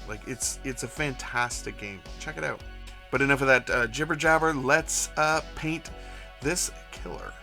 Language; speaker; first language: English; native; English